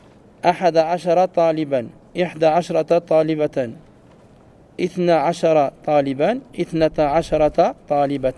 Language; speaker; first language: Arabic; non-native, fluent; French